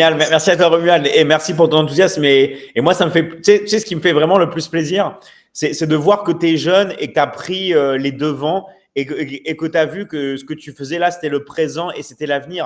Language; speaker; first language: French; native; French